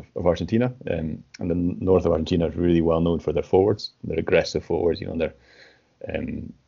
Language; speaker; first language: English; native; English